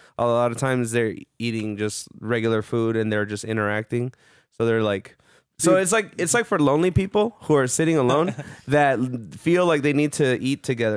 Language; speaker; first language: English; early bilingual, other home language; Spanish